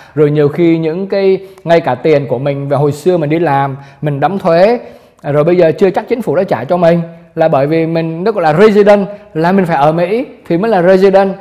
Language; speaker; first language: Vietnamese; native; Vietnamese